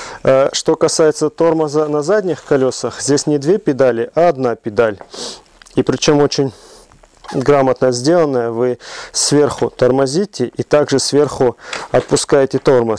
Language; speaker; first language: Russian; native; Russian